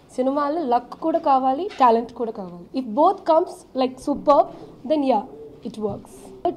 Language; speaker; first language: Telugu; non-native, learner; Malayalam